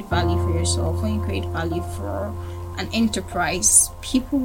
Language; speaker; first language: English; non-native, local second language; Yoruba